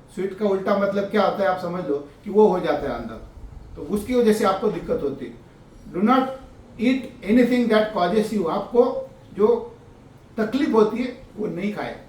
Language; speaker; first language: Hindi; non-native, local second language; Marathi